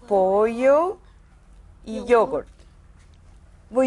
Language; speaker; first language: Spanish; non-native, learner; English